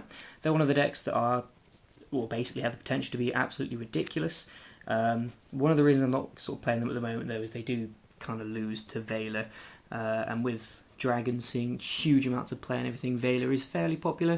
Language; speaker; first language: English; native; English